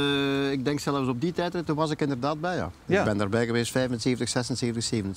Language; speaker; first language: Dutch; native; Dutch